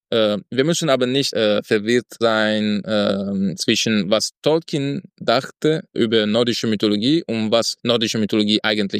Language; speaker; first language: German; non-native, fluent; Italian